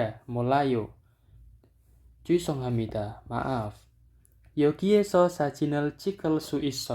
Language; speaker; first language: Korean; non-native, learner; Indonesian